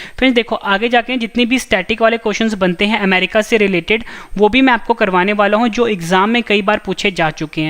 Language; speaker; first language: Hindi; native; Hindi